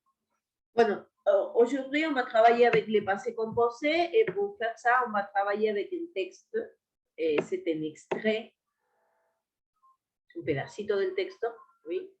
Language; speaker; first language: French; non-native, fluent; Spanish